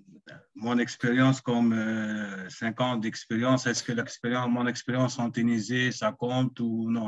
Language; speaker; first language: French; non-native, local second language; Arabic